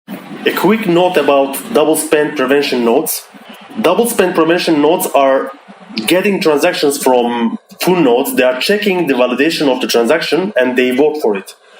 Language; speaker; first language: English; non-native, fluent; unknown